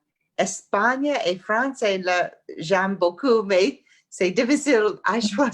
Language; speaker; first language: French; non-native, learner; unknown